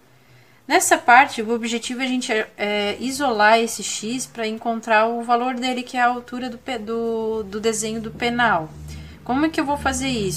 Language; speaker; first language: Portuguese; native; Portuguese